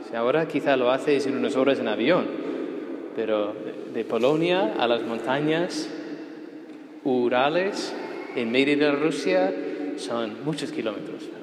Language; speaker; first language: Spanish; non-native, fluent; English